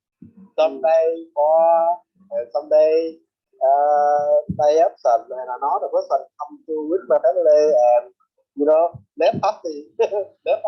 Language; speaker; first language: English; non-native, learner; Vietnamese